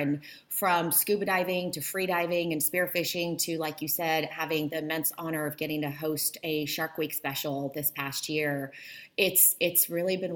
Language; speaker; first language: English; early bilingual, other home language; Polish